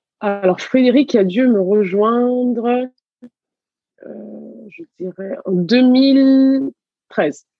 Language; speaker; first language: French; early bilingual, other home language; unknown